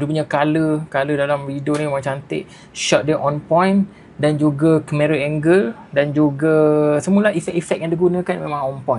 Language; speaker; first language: Malay; native; Malay